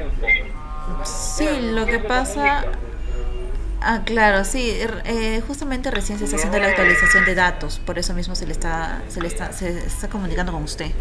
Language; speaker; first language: Spanish; native; Spanish